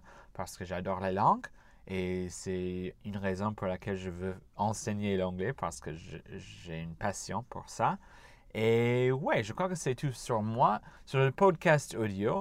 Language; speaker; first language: French; non-native, fluent; English